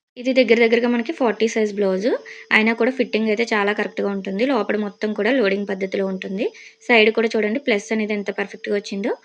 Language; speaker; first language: Telugu; native; Telugu